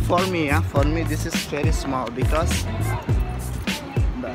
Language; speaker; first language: English; non-native, learner; Indonesian